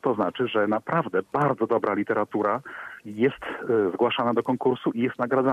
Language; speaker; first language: Polish; native; Polish